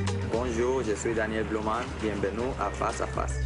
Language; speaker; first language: French; non-native, fluent; Spanish